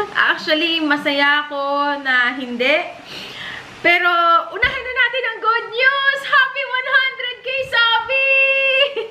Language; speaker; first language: Filipino; native; Filipino